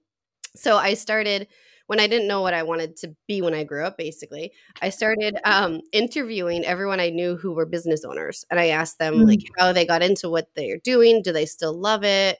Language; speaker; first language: English; native; English